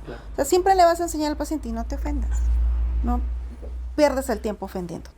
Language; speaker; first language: Spanish; native; Spanish